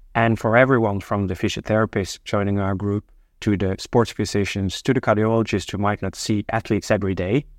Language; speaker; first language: English; non-native, fluent; Norwegian